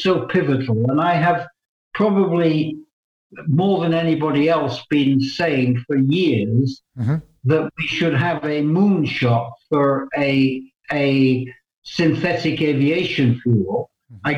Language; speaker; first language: English; native; English